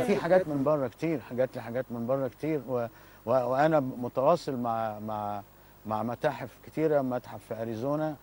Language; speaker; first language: Arabic; native; Arabic